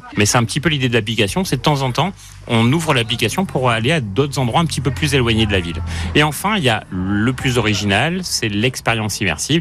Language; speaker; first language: French; native; French